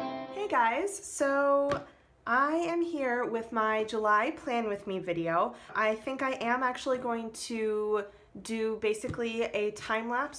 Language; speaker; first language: English; native; English